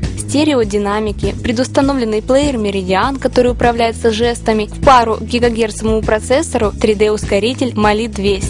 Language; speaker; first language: Russian; native; Russian